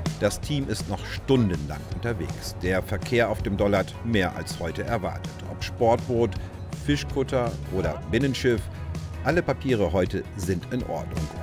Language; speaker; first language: German; native; German